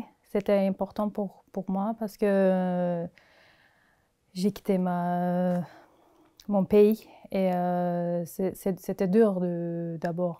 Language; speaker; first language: French; non-native, learner; Turkish